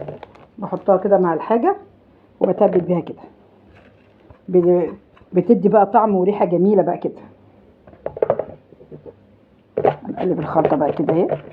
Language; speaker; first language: Arabic; native; Arabic